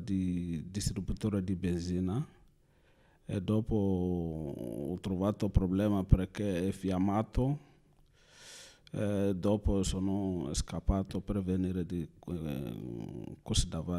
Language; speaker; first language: Italian; non-native, learner; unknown